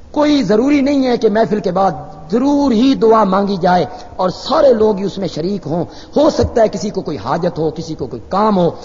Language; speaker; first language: Urdu; non-native, local second language; Punjabi